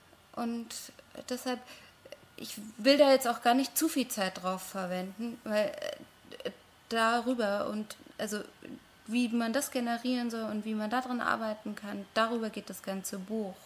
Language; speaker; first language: German; non-native, fluent; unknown